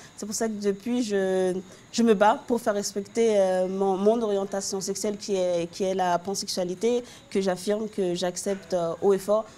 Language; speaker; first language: French; non-native, local second language; Haitian Creole